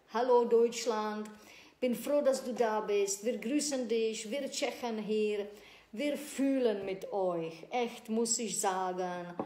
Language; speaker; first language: German; non-native, learner; Czech